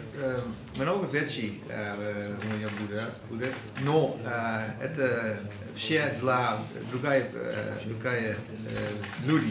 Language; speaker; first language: Russian; non-native, learner; Dutch